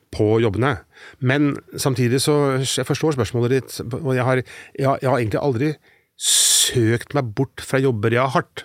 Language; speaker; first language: Norwegian; native; Norwegian